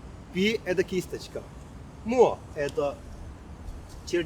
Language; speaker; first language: Russian; non-native, fluent; Chinese